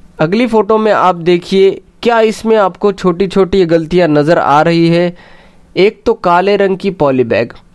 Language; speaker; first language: Hindi; non-native, local second language; Marathi